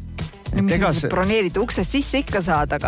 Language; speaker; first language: Estonian; native; Estonian